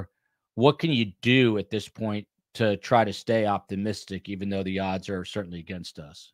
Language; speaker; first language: English; native; English